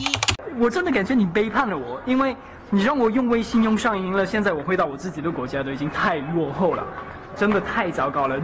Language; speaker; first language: Chinese; non-native, fluent; French